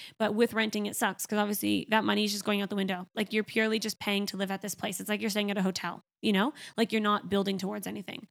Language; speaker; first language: English; native; English